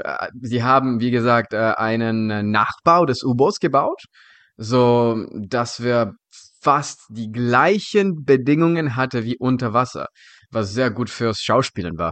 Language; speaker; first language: German; non-native, fluent; Czech